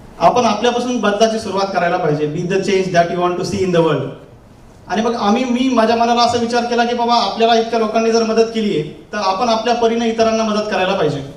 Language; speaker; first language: Marathi; native; Marathi